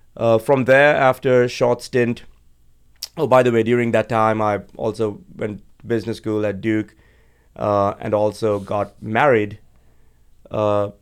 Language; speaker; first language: English; non-native, local second language; Sinhala